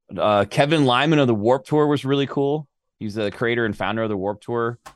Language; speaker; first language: English; native; English